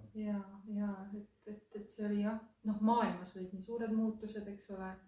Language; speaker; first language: Estonian; native; Estonian